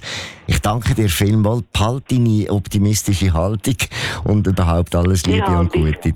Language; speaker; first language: German; native; German